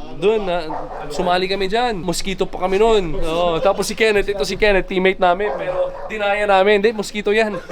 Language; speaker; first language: Filipino; non-native, local second language; Cebuano